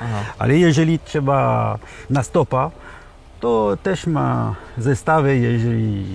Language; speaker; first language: Polish; early bilingual, heritage; French